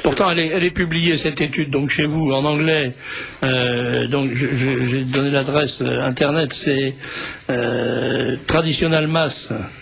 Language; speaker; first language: French; native; French